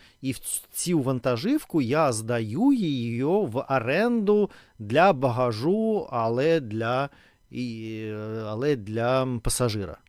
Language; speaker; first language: Ukrainian; non-native, local second language; Russian